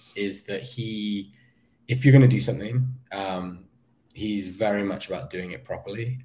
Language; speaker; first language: English; native; English